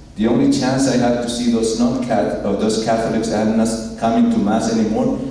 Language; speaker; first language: English; non-native, fluent; Spanish